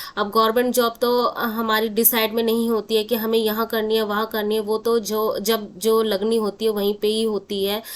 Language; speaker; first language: Hindi; non-native, local second language; Bangla